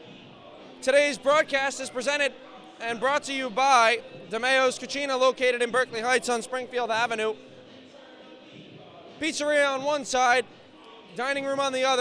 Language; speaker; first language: English; native; English